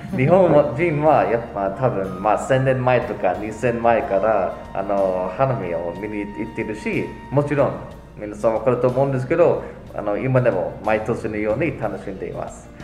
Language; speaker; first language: Japanese; non-native, fluent; English